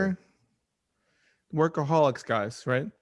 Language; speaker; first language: English; native; English